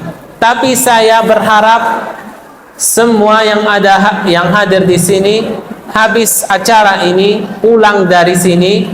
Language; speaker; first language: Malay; non-native, fluent; Arabic